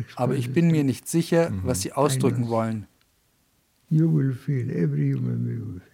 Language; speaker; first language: German; non-native, fluent; Spanish